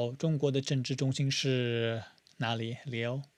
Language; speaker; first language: Chinese; non-native, fluent; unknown